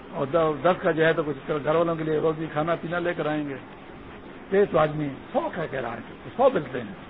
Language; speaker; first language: Urdu; non-native, local second language; Pashto